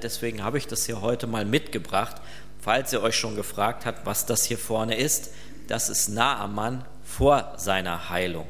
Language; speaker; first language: German; native; German